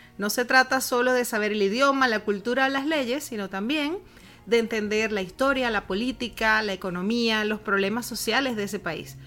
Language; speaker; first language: Spanish; native; Spanish